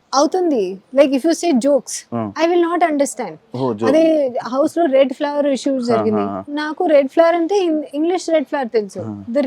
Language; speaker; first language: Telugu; non-native, local second language; Hindi